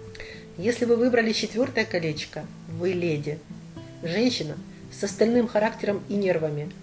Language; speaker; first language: Russian; native; Russian